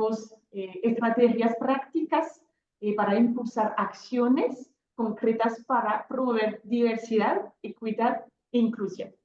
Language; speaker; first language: Spanish; non-native, fluent; French